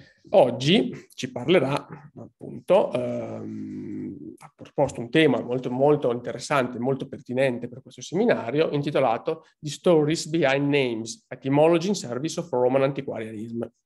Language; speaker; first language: Italian; native; Italian